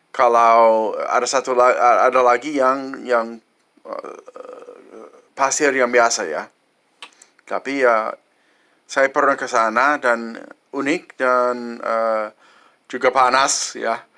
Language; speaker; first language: Indonesian; non-native, fluent; English